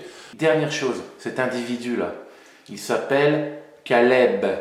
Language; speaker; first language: French; native; French